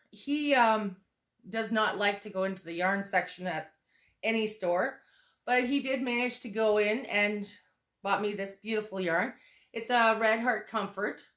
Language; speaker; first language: English; native; English